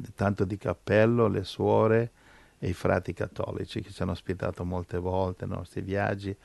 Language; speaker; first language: Italian; native; Italian